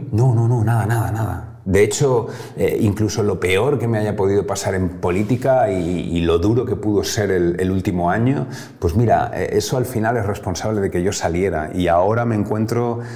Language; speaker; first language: Spanish; native; Spanish